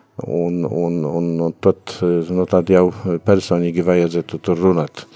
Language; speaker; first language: Latvian; non-native, fluent; Polish